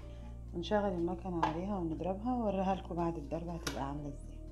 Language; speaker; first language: Arabic; native; Arabic